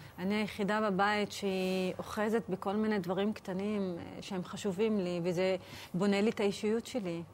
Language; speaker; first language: Hebrew; non-native, local second language; Arabic